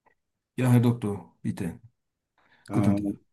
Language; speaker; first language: German; non-native, learner; Turkish